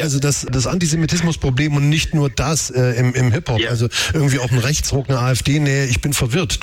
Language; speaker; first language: German; native; German